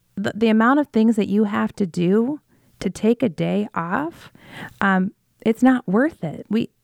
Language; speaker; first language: English; native; English